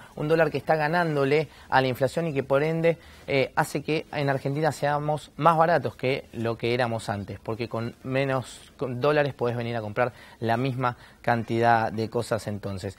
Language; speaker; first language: Spanish; native; Spanish